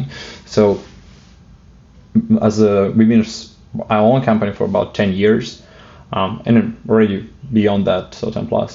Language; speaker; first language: English; non-native, fluent; Russian